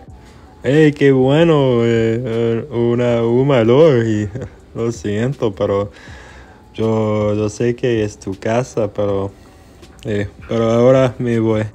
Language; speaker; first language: Spanish; non-native, learner; English